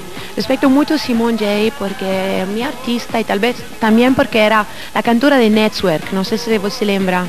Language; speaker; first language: Portuguese; non-native, learner; Italian